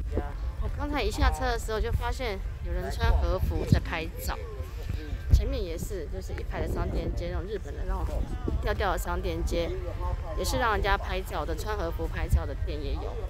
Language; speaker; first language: Chinese; native; Chinese